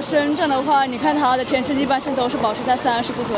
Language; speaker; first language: Chinese; native; Chinese